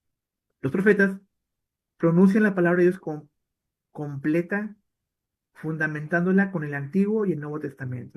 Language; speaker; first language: Spanish; native; Spanish